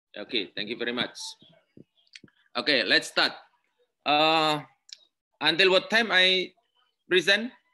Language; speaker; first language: English; non-native, learner; Indonesian